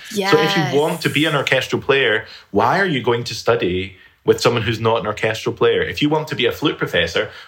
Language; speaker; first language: English; native; English